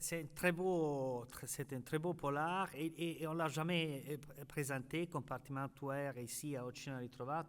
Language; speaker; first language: French; non-native, fluent; Italian